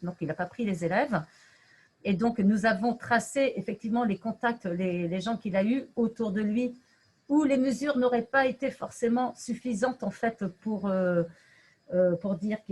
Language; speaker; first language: French; native; French